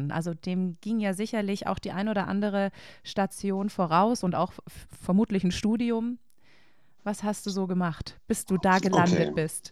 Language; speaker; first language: German; native; German